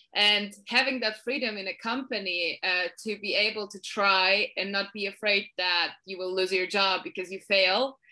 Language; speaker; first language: English; non-native, fluent; Polish